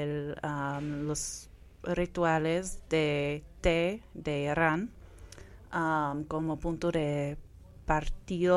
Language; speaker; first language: Spanish; non-native, fluent; English